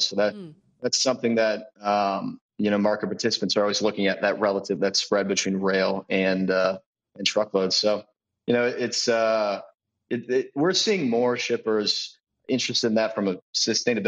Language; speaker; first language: English; native; English